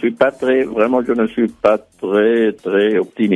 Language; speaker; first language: French; non-native, fluent; Arabic